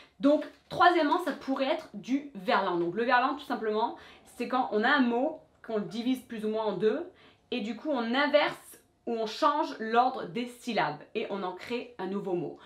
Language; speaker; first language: French; non-native, fluent; English